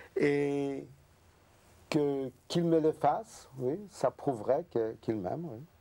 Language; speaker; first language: French; non-native, fluent; Yiddish